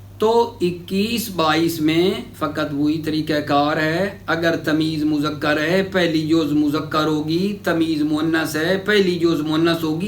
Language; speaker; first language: Urdu; native; Urdu